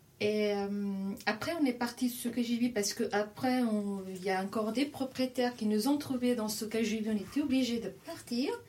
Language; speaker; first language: French; non-native, fluent; Portuguese